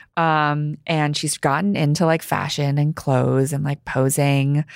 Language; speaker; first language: English; early bilingual, other home language; Cantonese